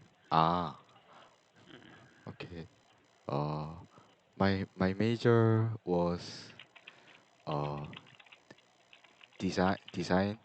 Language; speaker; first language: English; non-native, learner; Korean